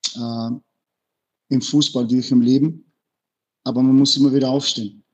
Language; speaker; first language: German; early bilingual, other home language; Bosnian